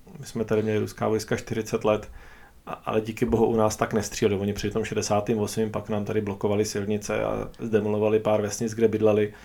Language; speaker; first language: Czech; native; Czech